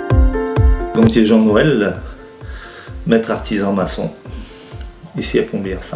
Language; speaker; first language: French; native; French